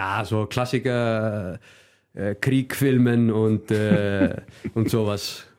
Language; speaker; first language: German; non-native, fluent; Icelandic